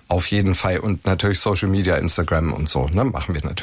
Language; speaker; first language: German; native; German